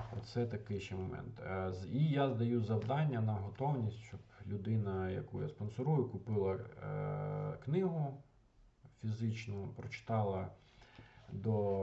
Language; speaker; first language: Ukrainian; non-native, local second language; Russian